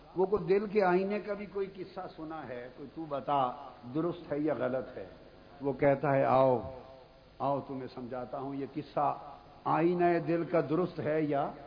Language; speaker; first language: Urdu; non-native, local second language; Punjabi